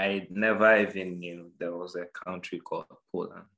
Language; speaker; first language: English; non-native, local second language; Akan